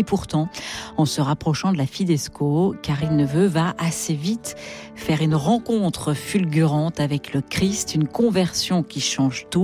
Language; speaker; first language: French; native; French